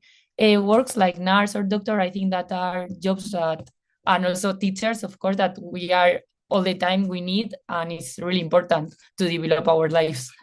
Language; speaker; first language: English; non-native, fluent; Spanish